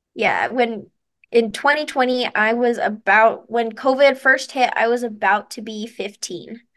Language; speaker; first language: English; native; English